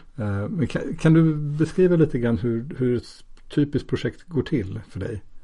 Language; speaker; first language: Swedish; native; Swedish